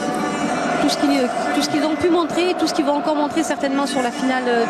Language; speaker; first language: French; native; French